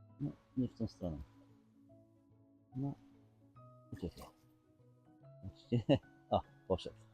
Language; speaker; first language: Polish; native; Polish